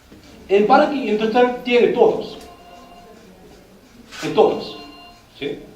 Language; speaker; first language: Spanish; non-native, learner; Korean